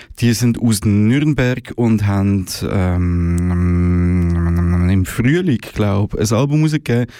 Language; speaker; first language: German; native; German